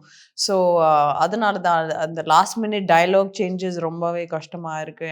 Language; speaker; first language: Tamil; non-native, learner; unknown